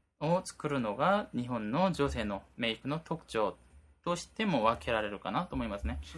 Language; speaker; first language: Japanese; non-native, fluent; Korean